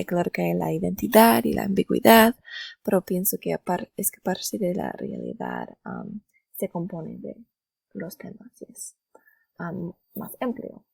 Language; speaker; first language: Spanish; non-native, learner; English